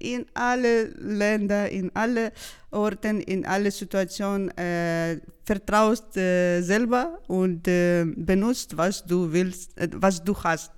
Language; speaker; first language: German; non-native, learner; Georgian